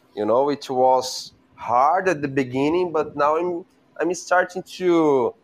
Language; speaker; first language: English; non-native, learner; Portuguese